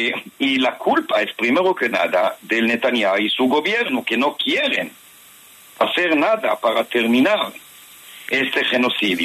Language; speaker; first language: Spanish; non-native, fluent; Hebrew